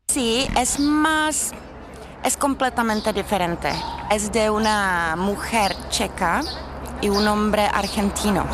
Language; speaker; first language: Spanish; non-native, learner; Czech